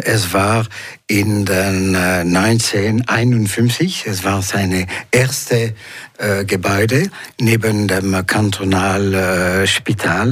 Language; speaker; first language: German; non-native, local second language; French